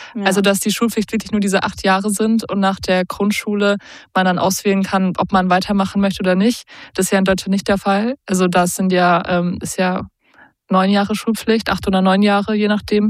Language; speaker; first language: German; native; German